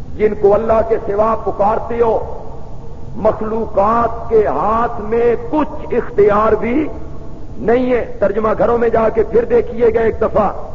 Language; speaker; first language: Urdu; non-native, local second language; Punjabi